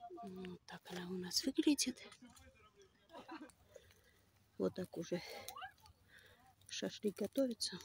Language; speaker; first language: Russian; non-native, learner; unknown